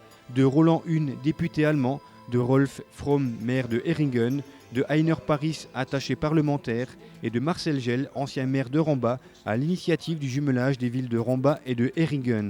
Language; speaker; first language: French; native; French